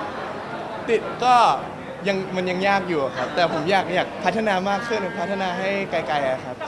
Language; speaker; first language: Thai; non-native, local second language; English